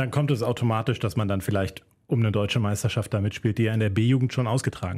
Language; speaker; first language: German; native; German